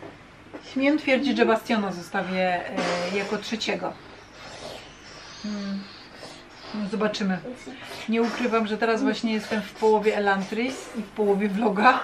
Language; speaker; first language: Polish; native; Polish